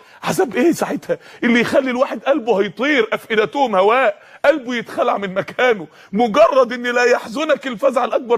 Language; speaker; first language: Arabic; native; Arabic